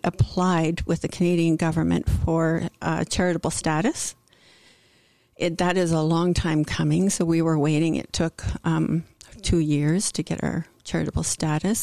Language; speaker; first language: English; native; English